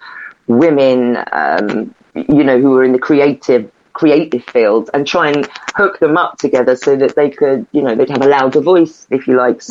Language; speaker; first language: English; native; English